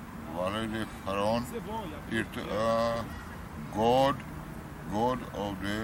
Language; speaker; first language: English; non-native, learner; Romany